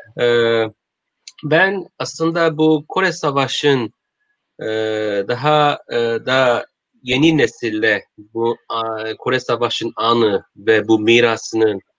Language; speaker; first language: Turkish; non-native, learner; Korean